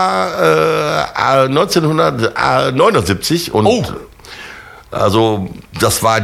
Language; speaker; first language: German; native; German